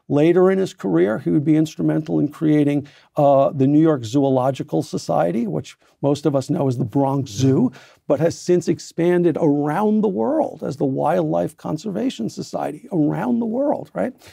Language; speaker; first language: English; native; English